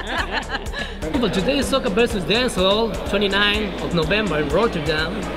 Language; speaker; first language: English; non-native, learner; Spanish